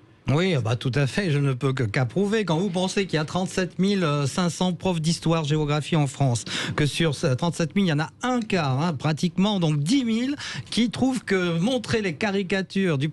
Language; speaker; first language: French; native; French